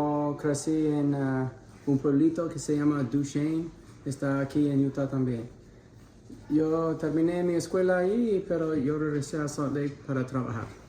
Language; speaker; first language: Spanish; non-native, fluent; English